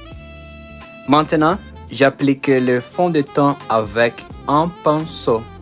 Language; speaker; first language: French; non-native, learner; Portuguese